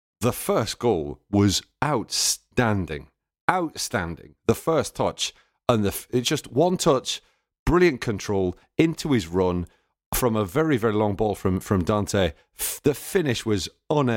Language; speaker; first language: English; native; English